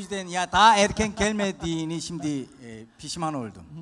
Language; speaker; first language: Turkish; non-native, fluent; Korean